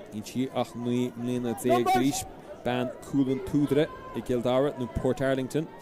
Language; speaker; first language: Irish; native; Irish